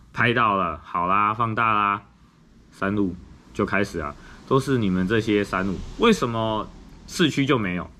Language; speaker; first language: Chinese; native; Chinese